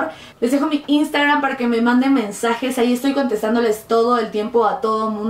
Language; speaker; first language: Spanish; native; Spanish